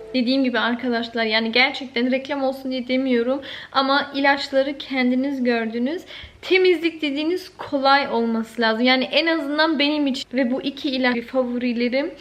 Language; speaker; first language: Turkish; early bilingual, heritage; Turkish